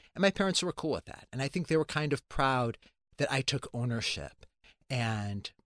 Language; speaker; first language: English; native; English